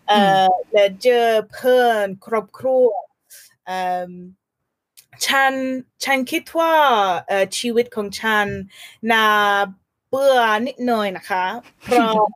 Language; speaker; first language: Thai; non-native, learner; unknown